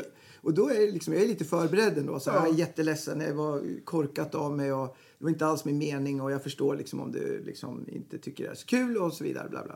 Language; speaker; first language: Swedish; native; Swedish